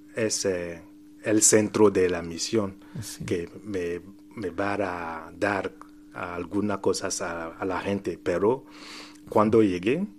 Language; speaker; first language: Spanish; non-native, learner; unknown